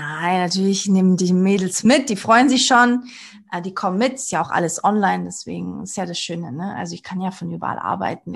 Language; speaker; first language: German; early bilingual, other home language; Portuguese